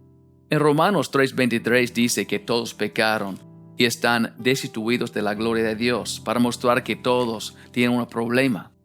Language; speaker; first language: Spanish; non-native, fluent; English